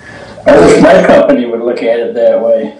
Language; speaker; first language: English; native; English